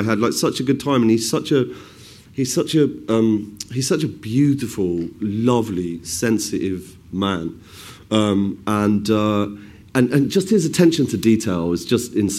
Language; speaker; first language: English; native; English